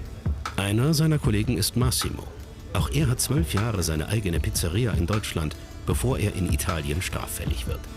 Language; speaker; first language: German; native; German